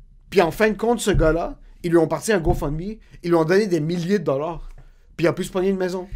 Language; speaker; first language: French; native; French